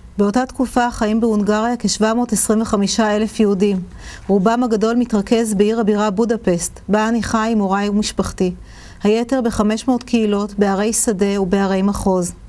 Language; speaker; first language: Hebrew; native; Hebrew